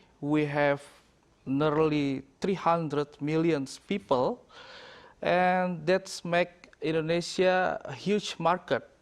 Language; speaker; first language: English; non-native, learner; Indonesian